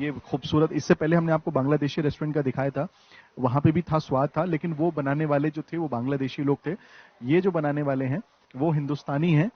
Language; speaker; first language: Hindi; native; Hindi